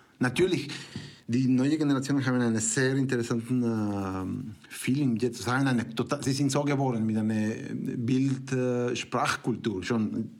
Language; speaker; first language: German; non-native, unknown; Spanish